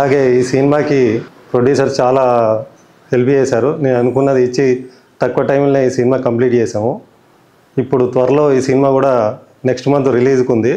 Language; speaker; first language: Telugu; native; Telugu